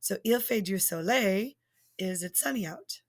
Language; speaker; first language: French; non-native, fluent; English